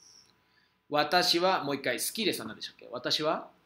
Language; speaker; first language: Japanese; non-native, fluent; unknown